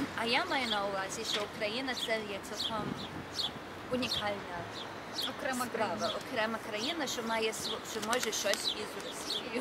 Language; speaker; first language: Ukrainian; early bilingual, heritage; Ukrainian